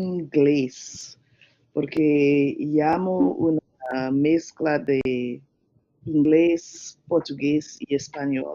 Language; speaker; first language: Spanish; non-native, learner; English